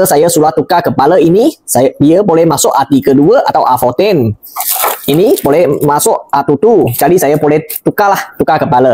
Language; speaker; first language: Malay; non-native, local second language; Chinese